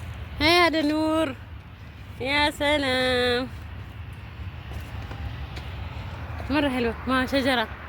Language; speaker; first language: Arabic; non-native, learner; Amharic